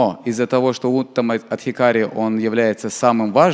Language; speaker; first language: Russian; native; Russian